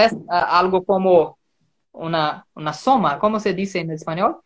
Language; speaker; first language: Spanish; non-native, fluent; Portuguese